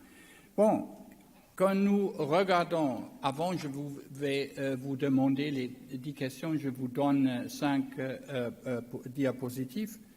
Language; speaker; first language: French; non-native, learner; German